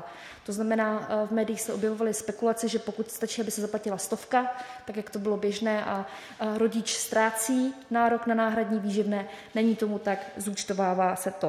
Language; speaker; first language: Czech; native; Czech